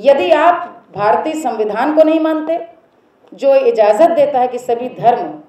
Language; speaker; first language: Hindi; native; Hindi